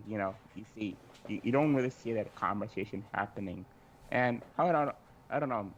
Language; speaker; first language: English; native; English